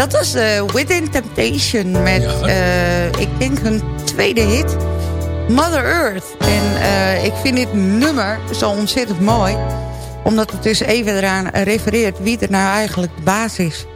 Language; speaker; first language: Dutch; native; Dutch